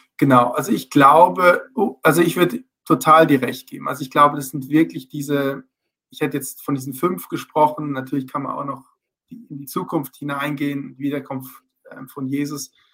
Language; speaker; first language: German; early bilingual, heritage; German